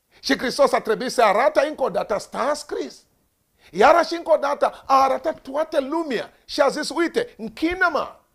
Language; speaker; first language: Romanian; non-native, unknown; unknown